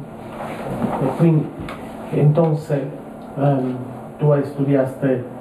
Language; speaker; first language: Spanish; non-native, learner; Italian